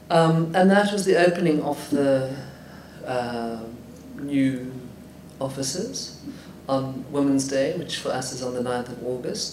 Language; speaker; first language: English; native; English